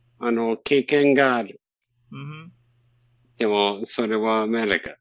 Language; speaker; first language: Japanese; non-native, learner; English